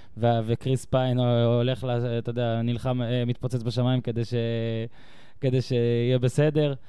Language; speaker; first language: Hebrew; native; Hebrew